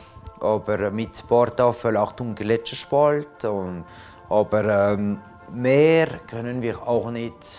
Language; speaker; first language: German; non-native, local second language; French